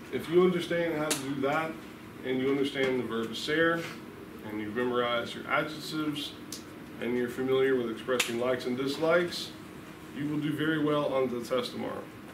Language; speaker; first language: English; native; English